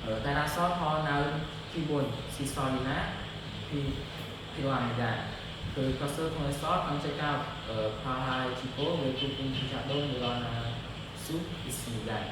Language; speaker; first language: Korean; non-native, learner; Khmer